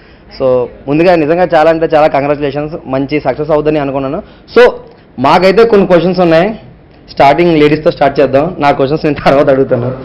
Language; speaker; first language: Telugu; native; Telugu